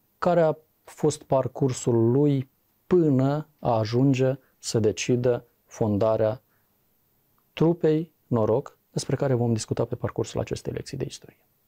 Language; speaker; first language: Romanian; native; Romanian